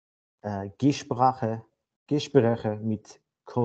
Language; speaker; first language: German; non-native, learner; Azerbaijani